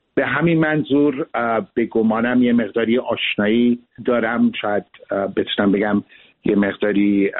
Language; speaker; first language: Persian; early bilingual, heritage; Persian